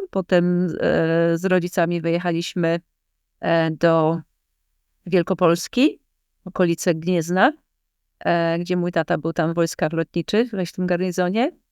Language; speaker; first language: Polish; native; Polish